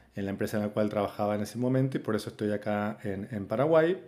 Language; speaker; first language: Spanish; native; Spanish